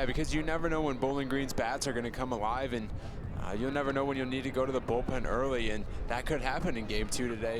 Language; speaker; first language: English; native; English